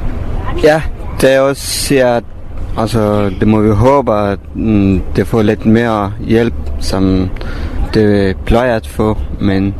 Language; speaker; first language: Danish; non-native, fluent; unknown